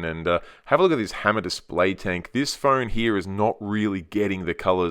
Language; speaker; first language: English; native; English